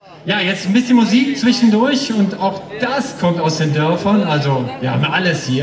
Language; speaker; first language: German; native; German